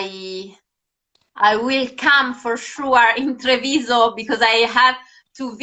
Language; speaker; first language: English; non-native, fluent; Italian